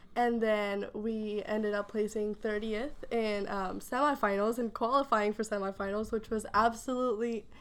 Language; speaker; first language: English; early bilingual, other home language; Spanish